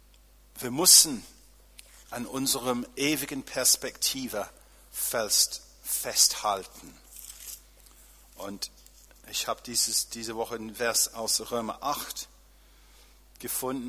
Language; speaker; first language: German; non-native, fluent; English